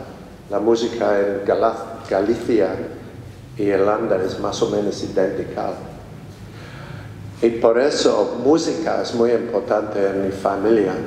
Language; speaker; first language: Spanish; non-native, fluent; English